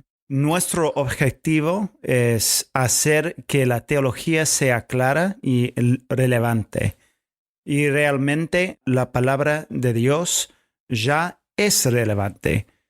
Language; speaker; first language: Spanish; non-native, fluent; English